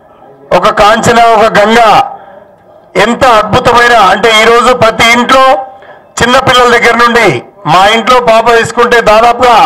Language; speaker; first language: Telugu; native; Telugu